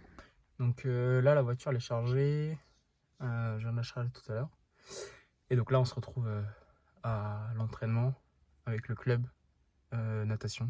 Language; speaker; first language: French; native; French